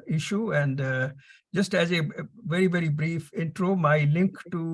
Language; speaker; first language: English; non-native, local second language; Punjabi